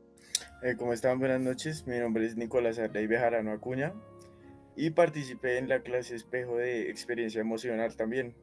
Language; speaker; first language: Spanish; native; Spanish